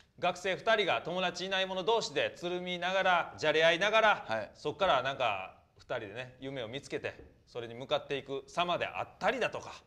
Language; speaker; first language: Japanese; native; Japanese